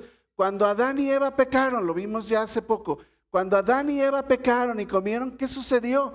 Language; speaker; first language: Spanish; native; Spanish